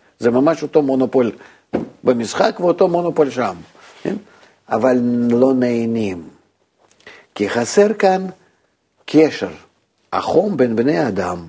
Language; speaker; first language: Hebrew; non-native, fluent; Russian